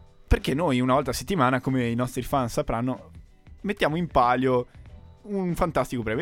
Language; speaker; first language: Italian; native; Italian